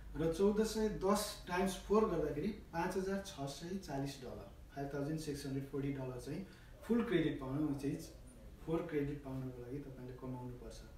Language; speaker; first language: Nepali; native; Nepali